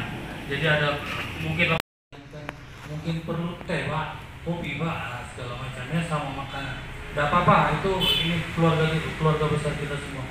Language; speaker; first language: Indonesian; native; Indonesian